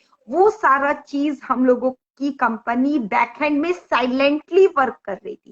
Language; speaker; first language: Hindi; native; Hindi